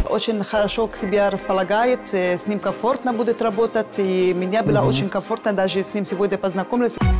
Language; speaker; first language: Russian; non-native, fluent; Arabic